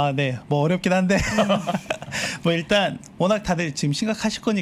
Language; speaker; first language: Korean; native; Korean